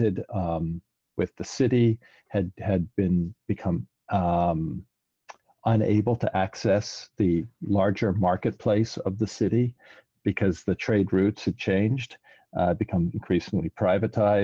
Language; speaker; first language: English; native; English